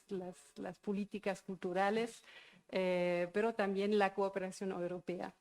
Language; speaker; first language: Spanish; non-native, fluent; German